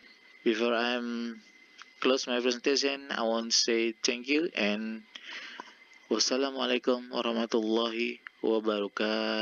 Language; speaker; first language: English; non-native, learner; Indonesian